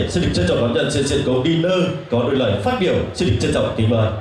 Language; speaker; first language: Vietnamese; native; Vietnamese